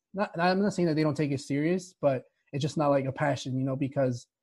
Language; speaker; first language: English; early bilingual, other home language; Spanish